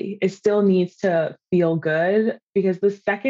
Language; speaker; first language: English; native; English